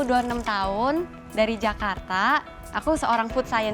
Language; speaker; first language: Indonesian; native; Indonesian